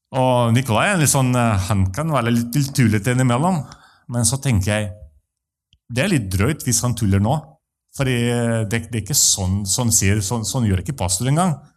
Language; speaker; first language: Norwegian; non-native, fluent; Russian